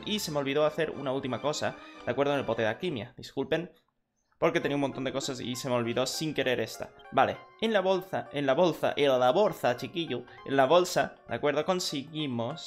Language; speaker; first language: Spanish; native; Spanish